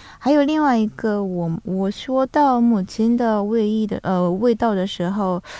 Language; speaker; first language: Chinese; non-native, fluent; Japanese